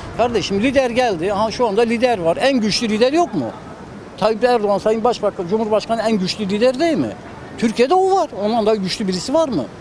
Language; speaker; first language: Turkish; native; Turkish